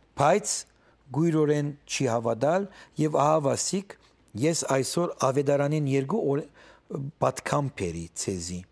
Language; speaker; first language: Armenian; early bilingual, heritage; Armenian